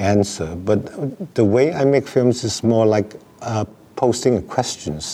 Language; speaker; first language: English; non-native, local second language; Wu Chinese